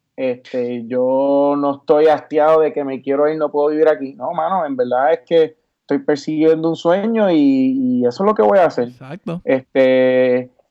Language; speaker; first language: Spanish; native; Spanish